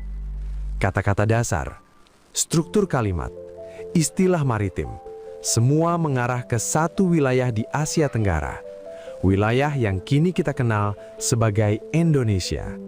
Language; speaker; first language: Indonesian; native; Indonesian